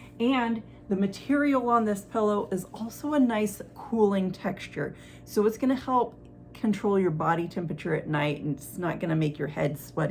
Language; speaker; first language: English; native; English